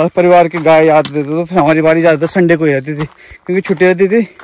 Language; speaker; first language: Hindi; native; Hindi